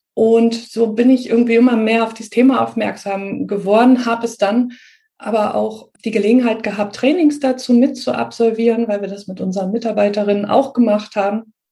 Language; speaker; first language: German; native; German